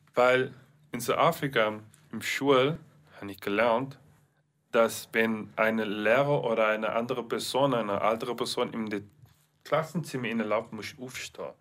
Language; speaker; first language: German; non-native, learner; English